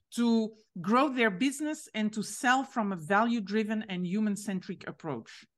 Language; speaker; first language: English; non-native, fluent; French